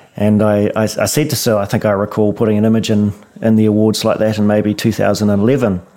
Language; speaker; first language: English; native; English